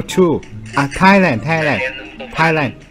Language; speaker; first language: English; non-native, learner; Vietnamese